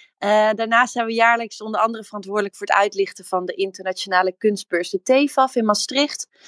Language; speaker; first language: Dutch; native; Dutch